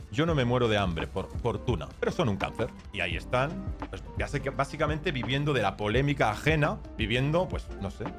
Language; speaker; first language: Spanish; native; Spanish